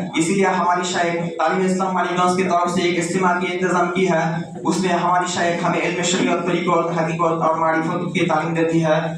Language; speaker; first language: Urdu; non-native, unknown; Bangla